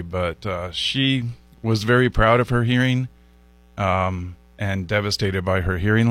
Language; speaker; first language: English; native; English